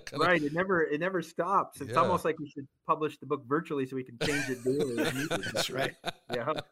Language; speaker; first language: English; native; English